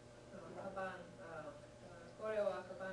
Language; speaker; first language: Japanese; non-native, learner; English